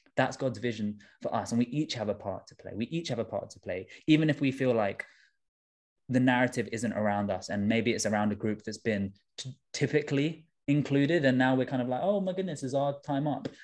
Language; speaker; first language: English; native; English